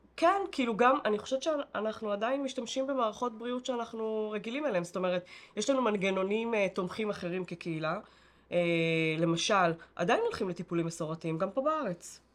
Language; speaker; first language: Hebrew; native; Hebrew